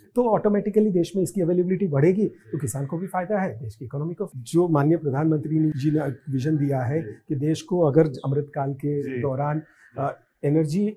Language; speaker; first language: Hindi; non-native, local second language; Gujarati